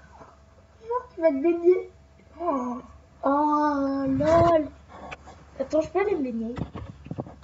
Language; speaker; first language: French; native; French